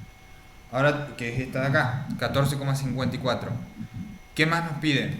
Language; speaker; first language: Spanish; native; Spanish